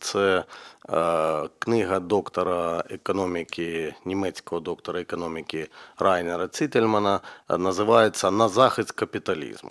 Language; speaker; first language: Ukrainian; native; Ukrainian